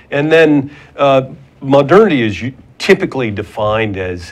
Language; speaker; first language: English; native; English